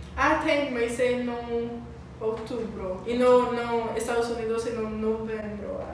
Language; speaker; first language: Portuguese; non-native, learner; English